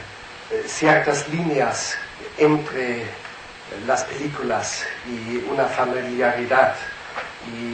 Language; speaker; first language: Spanish; non-native, fluent; German